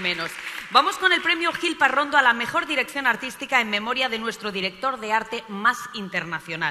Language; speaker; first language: Spanish; native; Spanish